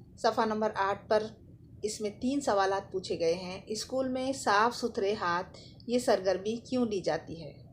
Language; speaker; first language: Urdu; native; Urdu